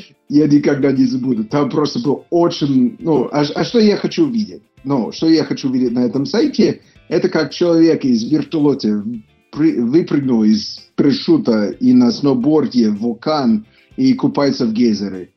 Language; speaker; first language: Russian; non-native, fluent; English